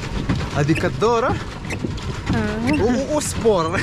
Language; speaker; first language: Arabic; native; Arabic